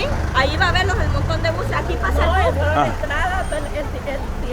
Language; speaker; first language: Spanish; native; Spanish